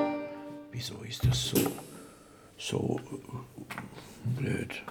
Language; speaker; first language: German; non-native, fluent; Hungarian